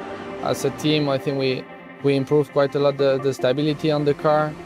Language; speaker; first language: English; non-native, fluent; French